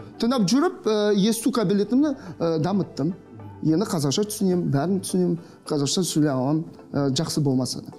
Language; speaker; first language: Kazakh; non-native, fluent; Russian